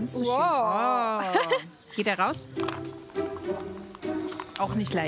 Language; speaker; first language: German; native; German